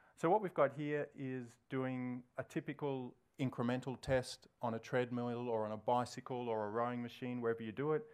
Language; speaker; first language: English; native; English